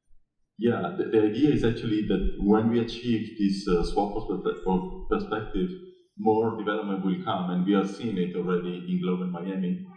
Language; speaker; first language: English; non-native, fluent; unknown